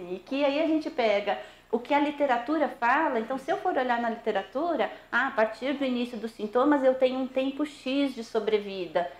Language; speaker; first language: Portuguese; native; Portuguese